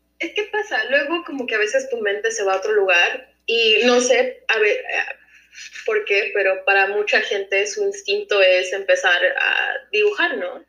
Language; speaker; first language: Spanish; early bilingual, heritage; Spanish